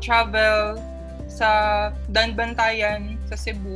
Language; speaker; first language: English; non-native, local second language; Cebuano